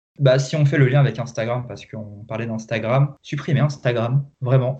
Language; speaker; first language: French; native; French